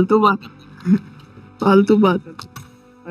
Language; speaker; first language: Hindi; native; Hindi